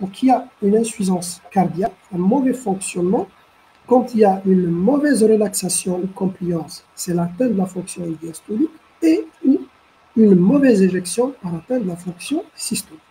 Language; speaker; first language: French; non-native, local second language; Arabic